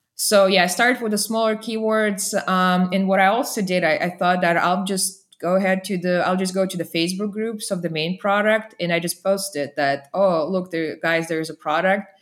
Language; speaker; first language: English; non-native, fluent; Russian